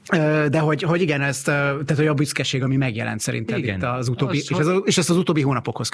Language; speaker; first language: Hungarian; native; Hungarian